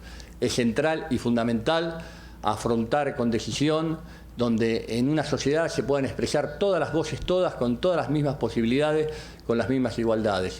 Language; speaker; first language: Spanish; native; Spanish